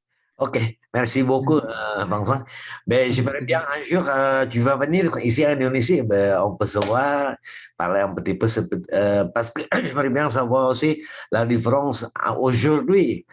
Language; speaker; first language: French; non-native, fluent; Indonesian